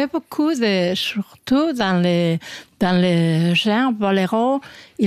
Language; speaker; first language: French; non-native, fluent; Spanish